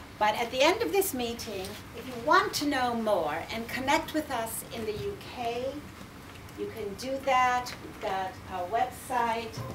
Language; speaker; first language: English; native; English